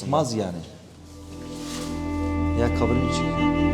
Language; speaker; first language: Turkish; non-native, learner; Arabic